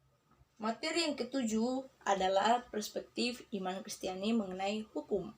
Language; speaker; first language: Indonesian; native; Indonesian